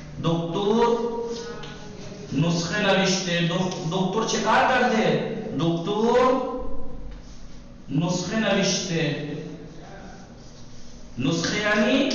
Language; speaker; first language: Persian; non-native, fluent; Urdu